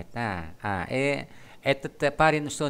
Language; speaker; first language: Russian; non-native, fluent; Vietnamese